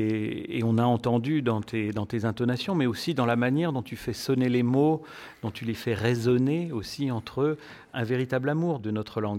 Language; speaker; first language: French; native; French